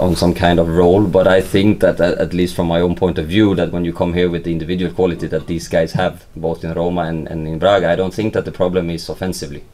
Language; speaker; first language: English; non-native, fluent; Swedish